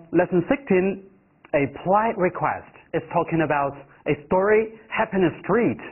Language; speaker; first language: English; non-native, fluent; Chinese